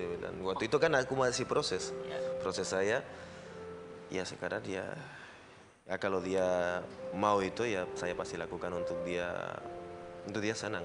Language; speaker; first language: Indonesian; non-native, learner; Spanish